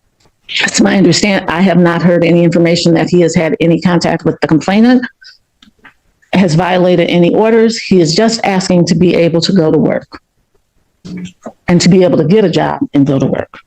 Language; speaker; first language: English; native; English